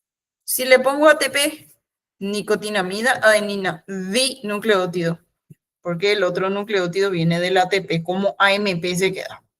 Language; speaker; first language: Spanish; native; Spanish